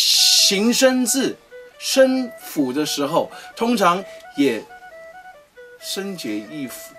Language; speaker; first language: Chinese; native; Chinese